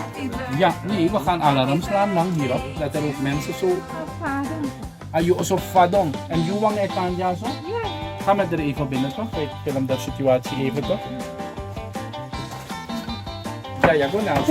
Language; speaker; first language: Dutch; non-native, local second language; Caribbean Hindustani